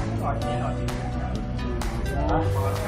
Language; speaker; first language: Korean; native; Korean